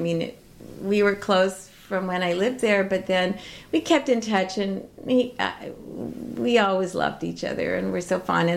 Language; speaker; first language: English; native; English